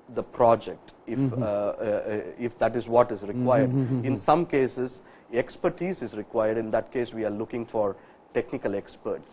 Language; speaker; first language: English; non-native, local second language; Tamil